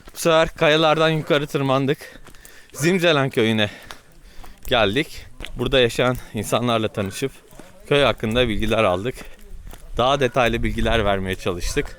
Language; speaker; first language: Turkish; native; Turkish